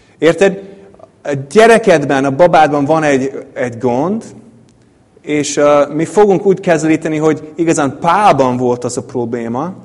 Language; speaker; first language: Hungarian; non-native, fluent; English